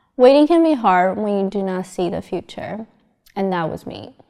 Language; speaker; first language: English; non-native, fluent; Chinese